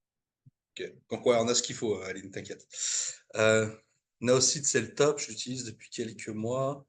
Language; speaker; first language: French; native; French